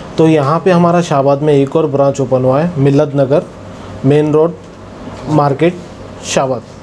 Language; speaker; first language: Hindi; non-native, local second language; Urdu